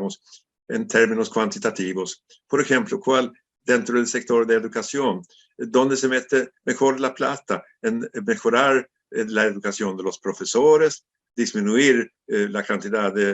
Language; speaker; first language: Spanish; non-native, fluent; Swedish